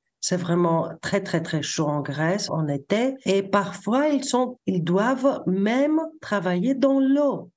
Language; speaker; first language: French; non-native, fluent; Greek